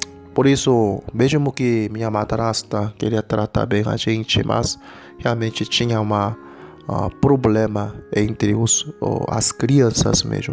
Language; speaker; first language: Portuguese; non-native, learner; Korean